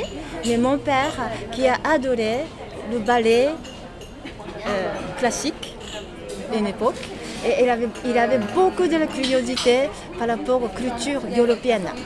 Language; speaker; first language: French; non-native, learner; Japanese